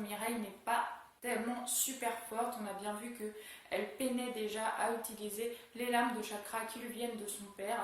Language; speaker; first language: French; native; French